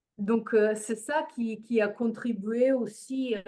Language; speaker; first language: French; non-native, fluent; Slovenian